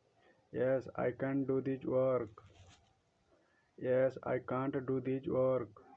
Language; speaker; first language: English; non-native, local second language; Odia